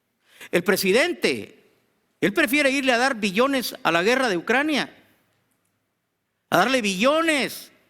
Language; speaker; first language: Spanish; native; Spanish